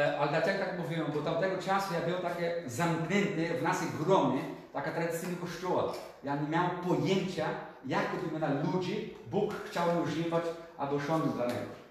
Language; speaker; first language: Polish; non-native, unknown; Portuguese